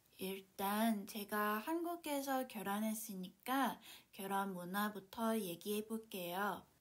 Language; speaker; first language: Korean; non-native, fluent; Cantonese